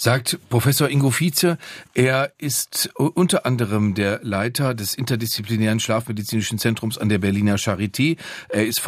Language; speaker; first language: German; native; German